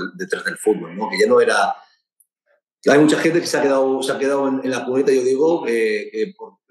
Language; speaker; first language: Spanish; native; Spanish